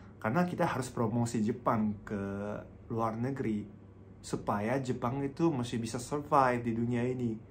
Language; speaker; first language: Indonesian; non-native, fluent; Japanese